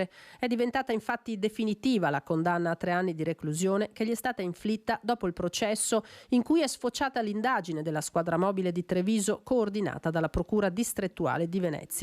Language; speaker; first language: Italian; native; Italian